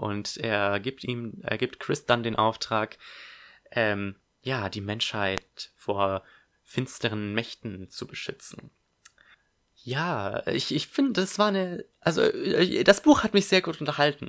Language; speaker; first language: German; native; German